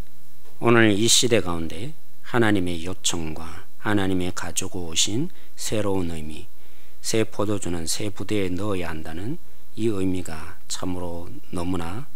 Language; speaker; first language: Korean; native; Korean